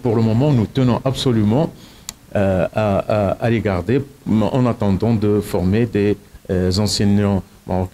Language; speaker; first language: French; non-native, local second language; Arabic